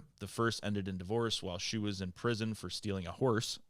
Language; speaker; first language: English; native; English